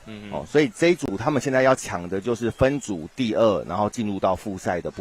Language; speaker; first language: Chinese; native; Chinese